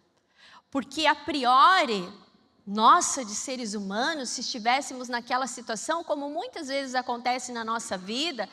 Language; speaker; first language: Portuguese; native; Portuguese